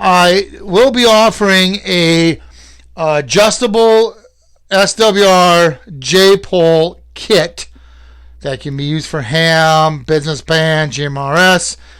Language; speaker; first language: English; native; English